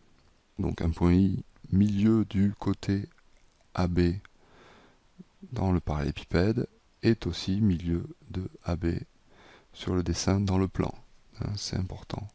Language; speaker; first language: French; native; French